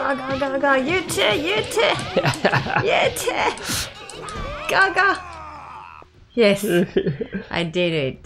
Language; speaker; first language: English; non-native, learner; Japanese